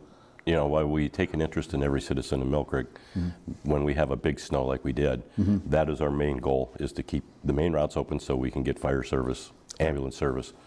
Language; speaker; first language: English; native; English